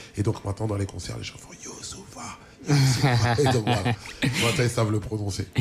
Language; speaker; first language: French; early bilingual, other home language; Lingala